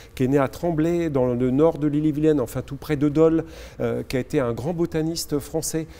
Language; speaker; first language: French; native; French